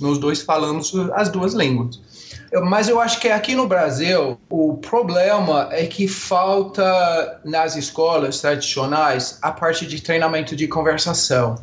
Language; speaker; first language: Portuguese; non-native, fluent; English